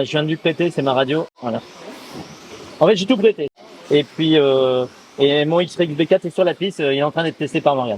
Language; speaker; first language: French; native; French